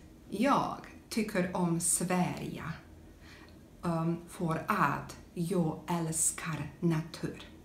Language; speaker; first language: Swedish; non-native, learner; Slovak